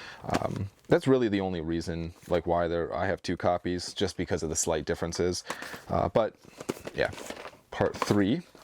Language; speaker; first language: English; native; English